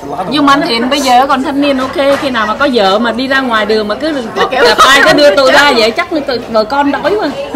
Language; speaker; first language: Vietnamese; native; Vietnamese